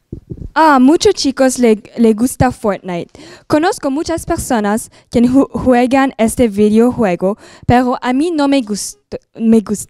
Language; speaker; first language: Spanish; non-native, learner; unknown